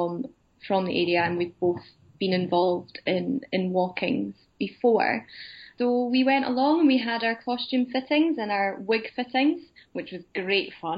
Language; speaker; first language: English; native; English